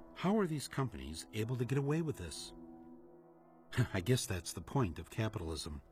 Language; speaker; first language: English; native; English